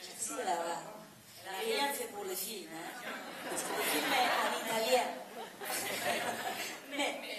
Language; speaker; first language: French; non-native, fluent; Italian